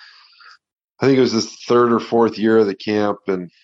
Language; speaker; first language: English; native; English